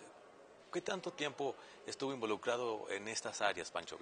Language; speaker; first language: Spanish; native; Spanish